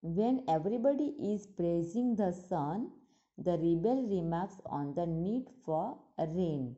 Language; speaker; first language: English; non-native, local second language; Gujarati